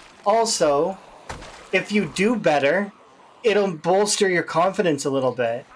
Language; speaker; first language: English; native; English